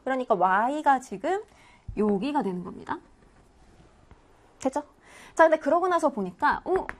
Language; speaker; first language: Korean; native; Korean